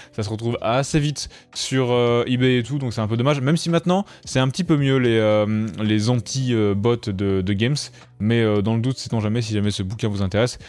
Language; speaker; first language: French; native; French